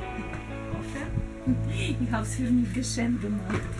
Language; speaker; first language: German; non-native, learner; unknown